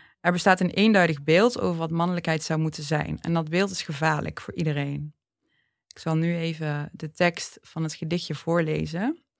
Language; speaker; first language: Dutch; early bilingual, other home language; Turkish